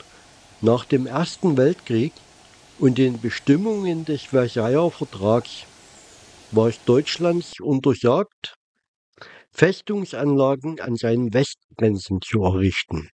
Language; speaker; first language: German; native; German